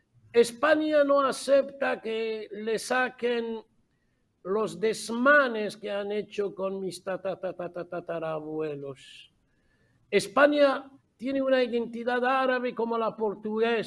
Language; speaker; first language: Spanish; non-native, fluent; Arabic